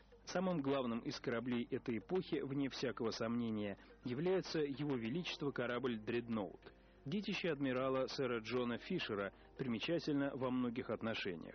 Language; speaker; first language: Russian; native; Russian